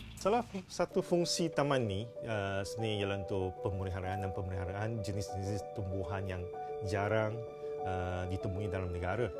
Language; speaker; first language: Malay; non-native, local second language; Chinese